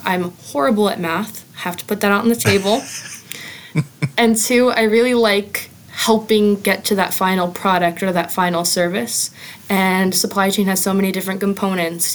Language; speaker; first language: English; native; English